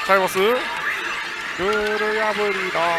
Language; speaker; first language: Japanese; native; Japanese